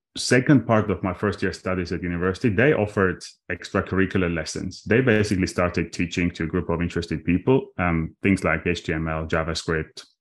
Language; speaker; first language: English; non-native, fluent; Armenian